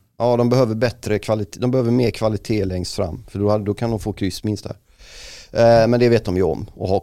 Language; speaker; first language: Swedish; native; Swedish